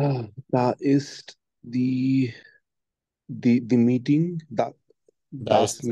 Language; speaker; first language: German; non-native, learner; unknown